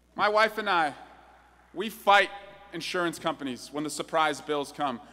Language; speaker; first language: English; native; English